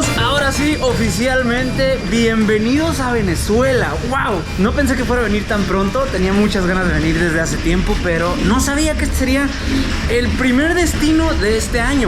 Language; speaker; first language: Spanish; native; Spanish